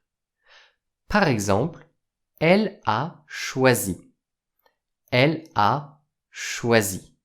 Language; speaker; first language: French; native; French